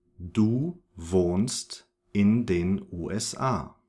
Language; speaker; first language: German; non-native, fluent; English